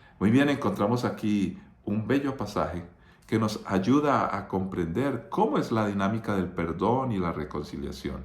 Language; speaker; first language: Spanish; native; Spanish